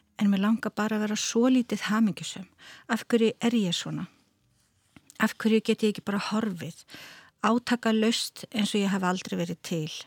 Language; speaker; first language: Icelandic; native; Icelandic